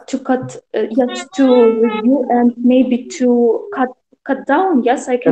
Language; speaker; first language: English; non-native, learner; Russian